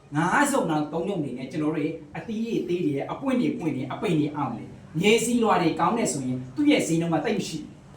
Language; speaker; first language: Burmese; native; Burmese